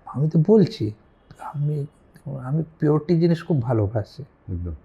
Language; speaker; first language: Bangla; non-native, local second language; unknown